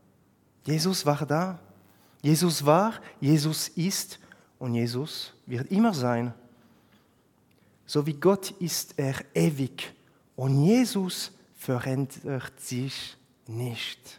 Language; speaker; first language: German; non-native, fluent; French